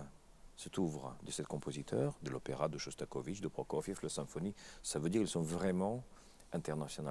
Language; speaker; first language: French; non-native, fluent; Russian